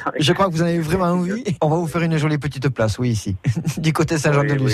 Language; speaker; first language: French; native; French